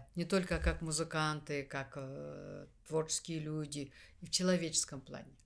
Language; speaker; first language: Russian; non-native, local second language; Kazakh